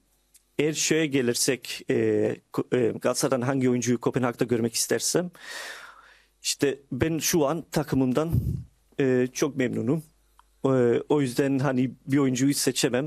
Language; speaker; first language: Turkish; early bilingual, heritage; Turkish